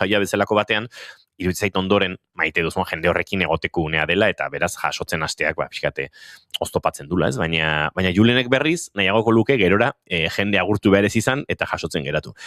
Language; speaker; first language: Basque; native; Basque